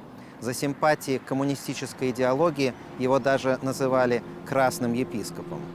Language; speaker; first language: Russian; native; Russian